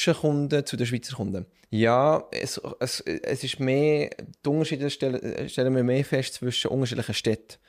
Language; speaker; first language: German; native; German